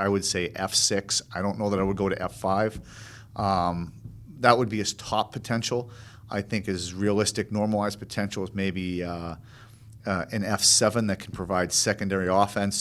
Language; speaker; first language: English; native; English